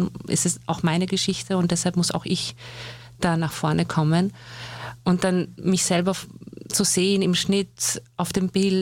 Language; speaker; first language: German; native; German